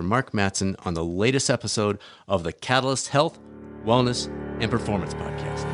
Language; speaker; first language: English; native; English